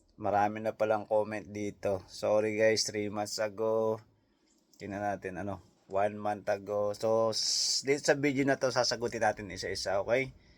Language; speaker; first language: Filipino; non-native, local second language; Cebuano